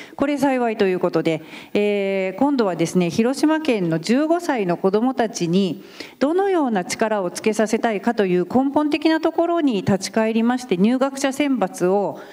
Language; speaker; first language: Japanese; native; Japanese